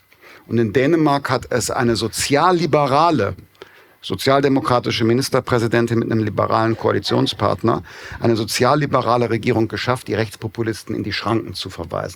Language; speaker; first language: German; native; German